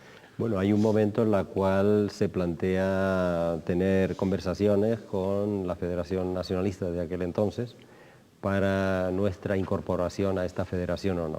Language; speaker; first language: Spanish; native; Spanish